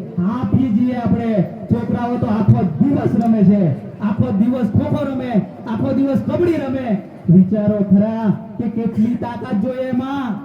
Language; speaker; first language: Gujarati; non-native, local second language; Rathawi